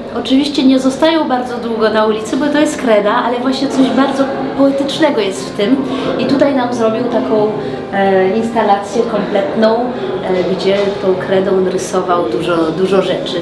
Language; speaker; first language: Polish; early bilingual, heritage; French